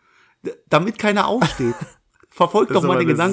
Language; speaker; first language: German; native; German